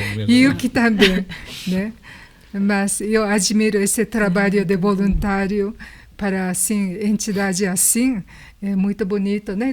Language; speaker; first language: Portuguese; non-native, learner; Japanese